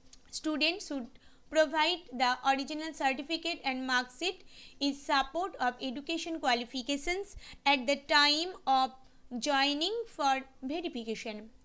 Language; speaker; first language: English; non-native, local second language; Bangla